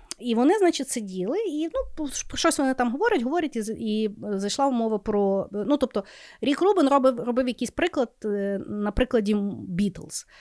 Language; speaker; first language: Ukrainian; native; Ukrainian